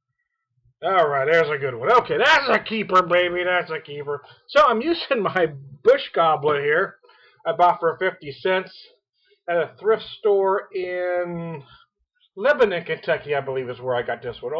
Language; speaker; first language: English; native; English